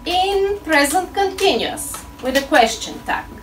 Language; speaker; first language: English; non-native, fluent; Bulgarian